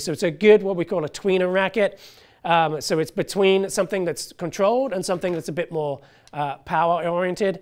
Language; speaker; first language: English; native; English